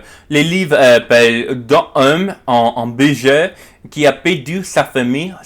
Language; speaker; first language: French; non-native, learner; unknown